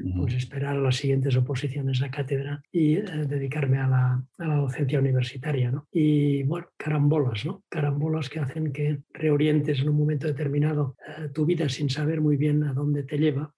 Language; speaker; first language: Spanish; native; Spanish